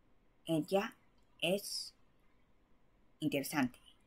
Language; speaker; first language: Spanish; non-native, learner; Japanese